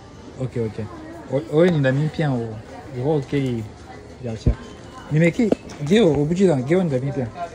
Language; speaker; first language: Chinese; non-native, learner; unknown